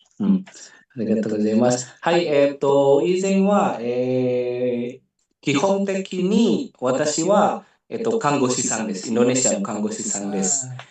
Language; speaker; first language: Japanese; non-native, fluent; Indonesian